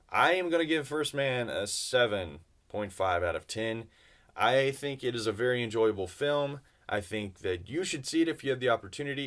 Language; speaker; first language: English; native; English